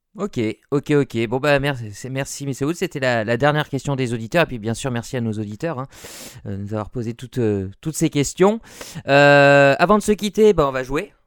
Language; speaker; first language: French; native; French